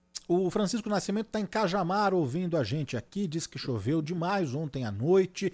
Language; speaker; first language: Portuguese; native; Portuguese